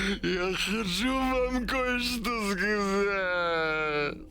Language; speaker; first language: Russian; non-native, learner; English